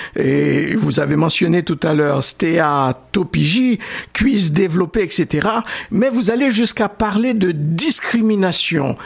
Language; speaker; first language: French; native; French